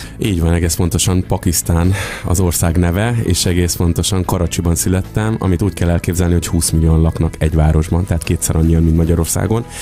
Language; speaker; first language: Hungarian; early bilingual, other home language; Urdu